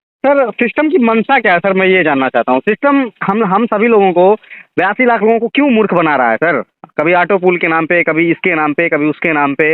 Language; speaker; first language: Hindi; native; Hindi